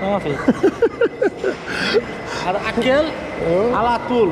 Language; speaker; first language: Arabic; non-native, learner; Bangla